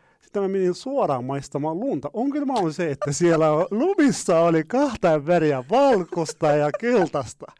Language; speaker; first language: Finnish; non-native, fluent; Arabic